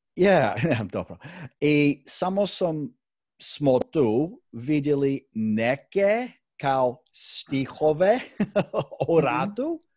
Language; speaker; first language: Croatian; early bilingual, heritage; Croatian